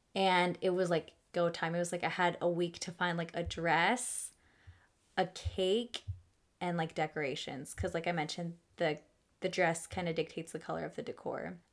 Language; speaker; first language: English; early bilingual, other home language; Spanish